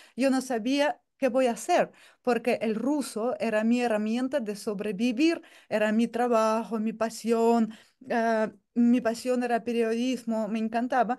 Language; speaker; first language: Spanish; non-native, fluent; Russian